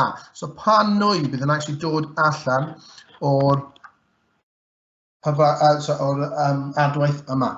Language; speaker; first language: Welsh; native; Welsh